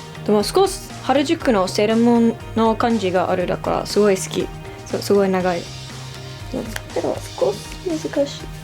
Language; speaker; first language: Japanese; non-native, learner; English